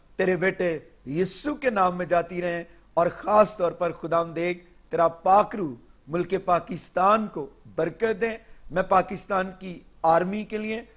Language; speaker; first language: Urdu; non-native, local second language; Punjabi